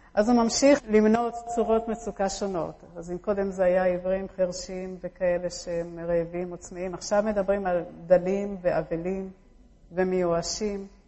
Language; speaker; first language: Hebrew; early bilingual, other home language; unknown